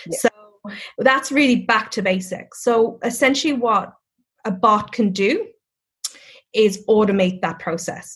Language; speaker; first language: English; native; English